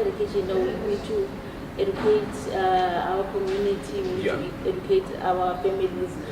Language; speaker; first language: English; non-native, local second language; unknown